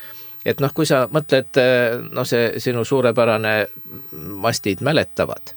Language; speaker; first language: Estonian; native; Estonian